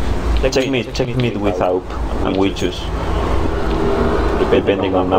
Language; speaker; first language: English; non-native, learner; Spanish